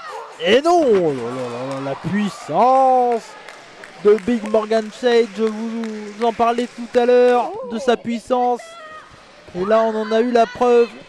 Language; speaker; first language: French; native; French